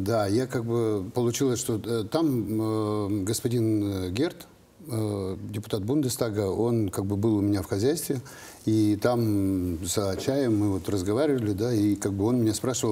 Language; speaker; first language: Russian; native; Russian